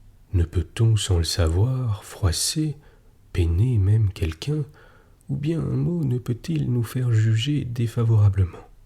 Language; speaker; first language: French; native; French